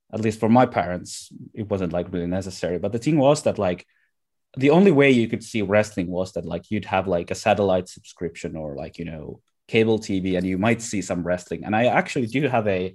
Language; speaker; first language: English; non-native, fluent; Finnish